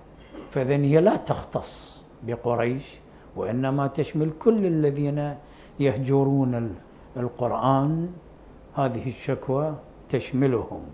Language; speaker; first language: Arabic; native; Arabic